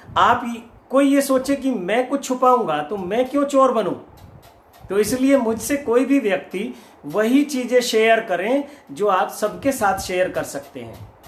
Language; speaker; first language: Hindi; native; Hindi